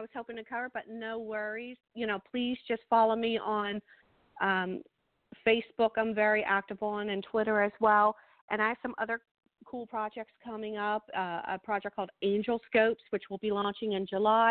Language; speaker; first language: English; native; English